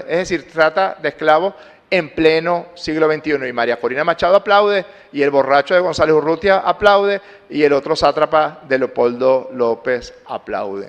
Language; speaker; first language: Spanish; native; Spanish